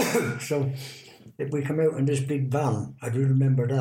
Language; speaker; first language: English; native; English